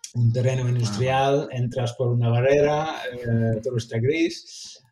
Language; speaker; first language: Spanish; non-native, fluent; Dutch